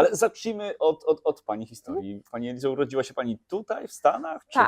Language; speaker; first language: Polish; native; Polish